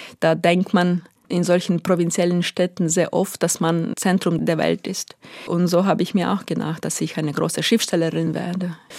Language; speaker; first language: German; non-native, fluent; Ukrainian